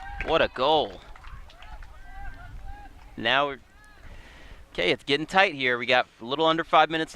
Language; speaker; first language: English; native; English